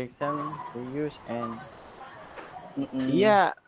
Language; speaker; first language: English; non-native, learner; Indonesian